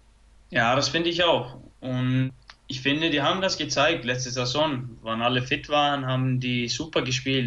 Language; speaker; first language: German; non-native, fluent; Icelandic